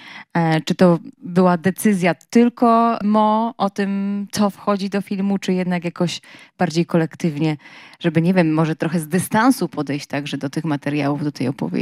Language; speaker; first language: Polish; native; Polish